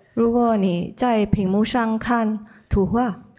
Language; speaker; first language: Chinese; non-native, learner; Indonesian